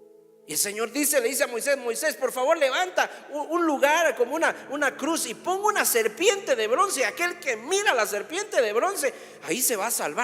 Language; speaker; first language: Spanish; native; Spanish